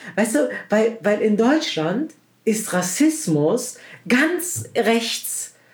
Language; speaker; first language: German; early bilingual, other home language; Turkish